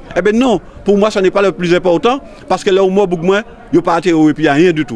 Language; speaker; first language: French; native; French